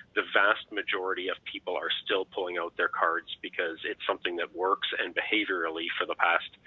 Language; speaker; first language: English; native; English